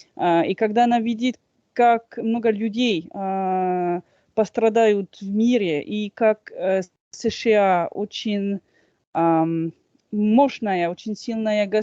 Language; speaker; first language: Russian; non-native, fluent; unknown